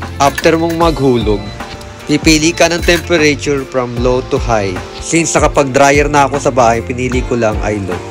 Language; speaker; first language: Filipino; native; Filipino